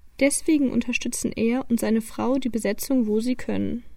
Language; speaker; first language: German; native; German